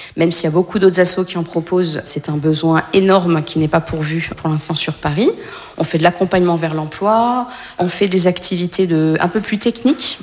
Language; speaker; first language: French; native; French